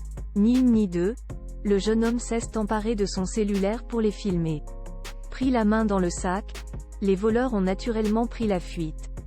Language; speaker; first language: French; native; French